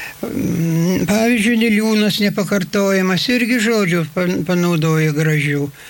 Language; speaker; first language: Lithuanian; native; Lithuanian